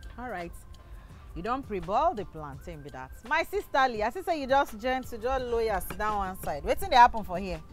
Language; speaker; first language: Nigerian Pidgin; native; Nigerian Pidgin